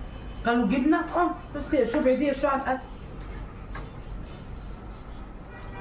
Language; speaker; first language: Arabic; native; Arabic